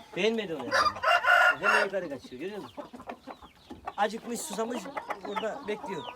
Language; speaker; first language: Turkish; native; Turkish